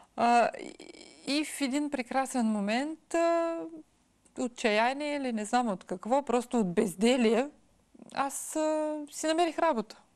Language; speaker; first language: Bulgarian; early bilingual, heritage; Bulgarian